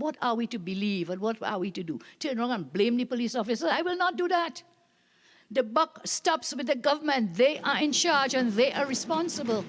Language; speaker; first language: English; native; English